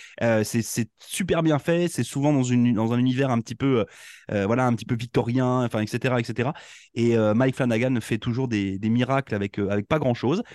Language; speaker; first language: French; native; French